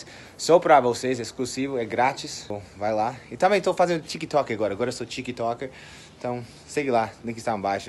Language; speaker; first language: Portuguese; non-native, fluent; English